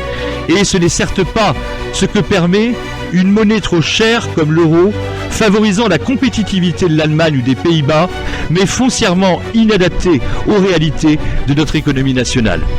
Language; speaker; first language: French; native; French